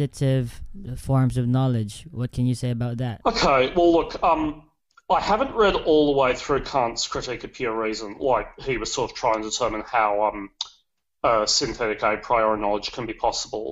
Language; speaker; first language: English; native; English